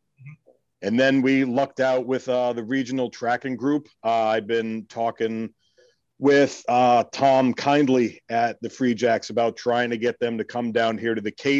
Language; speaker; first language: English; native; English